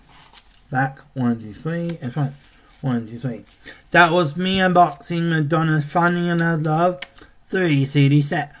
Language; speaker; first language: English; native; English